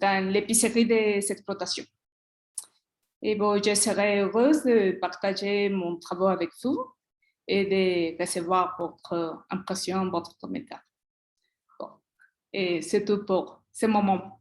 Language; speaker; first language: French; non-native, learner; Spanish